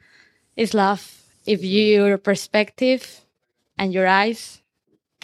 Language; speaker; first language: English; non-native, learner; Spanish